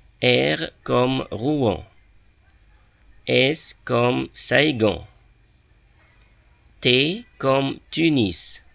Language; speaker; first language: French; non-native, fluent; Arabic